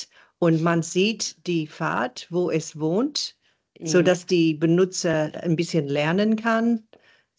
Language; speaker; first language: German; non-native, learner; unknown